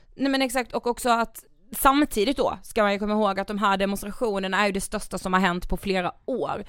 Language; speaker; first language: Swedish; native; Swedish